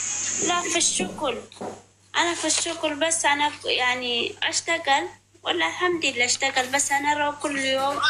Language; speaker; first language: Arabic; non-native, learner; Oromo